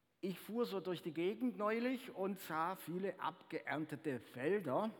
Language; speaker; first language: German; native; German